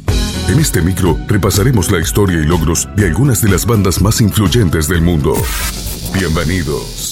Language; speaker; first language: Spanish; native; Spanish